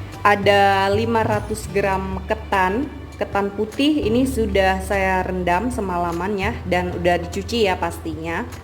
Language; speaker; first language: Indonesian; native; Indonesian